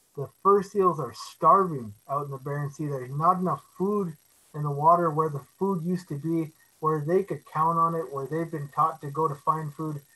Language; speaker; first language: English; native; English